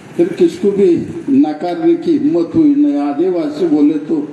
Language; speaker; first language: Hindi; non-native, local second language; Marathi